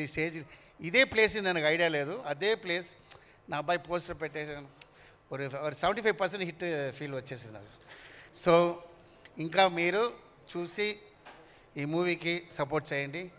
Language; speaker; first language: Telugu; non-native, fluent; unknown